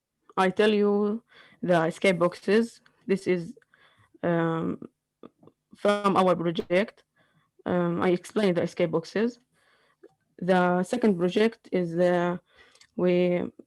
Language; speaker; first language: English; non-native, learner; Arabic